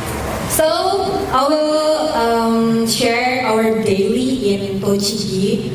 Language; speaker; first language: English; non-native, fluent; Indonesian